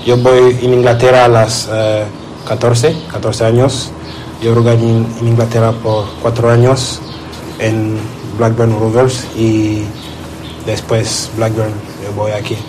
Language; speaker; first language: Spanish; non-native, learner; French